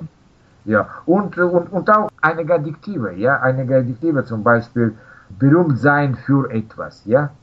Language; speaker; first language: German; non-native, fluent; Russian